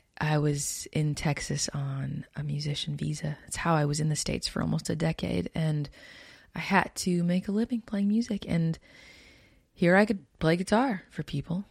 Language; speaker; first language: English; native; English